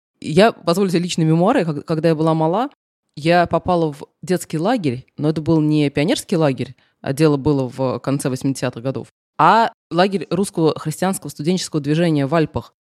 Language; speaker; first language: Russian; native; Russian